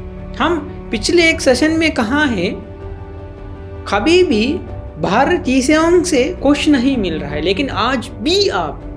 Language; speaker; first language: Hindi; non-native, fluent; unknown